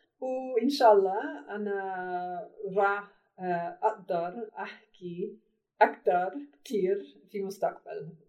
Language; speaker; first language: Arabic; non-native, learner; English